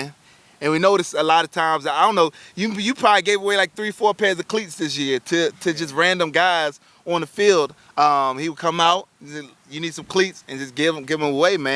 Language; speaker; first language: English; native; English